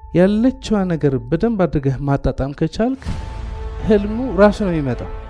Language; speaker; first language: Amharic; non-native, local second language; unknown